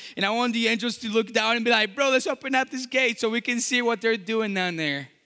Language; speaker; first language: English; non-native, fluent; Spanish